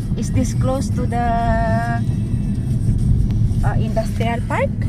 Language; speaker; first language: English; non-native, local second language; Filipino